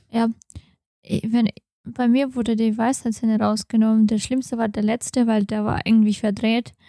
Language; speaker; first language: German; non-native, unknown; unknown